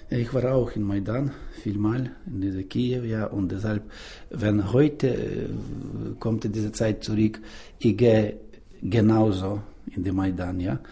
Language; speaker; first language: German; non-native, learner; Ukrainian